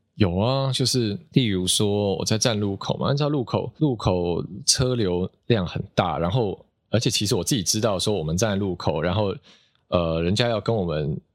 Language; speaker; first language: Chinese; native; Chinese